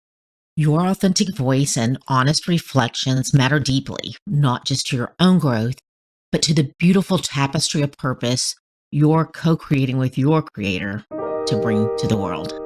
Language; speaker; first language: English; native; English